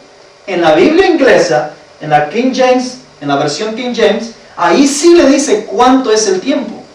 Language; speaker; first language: Spanish; native; Spanish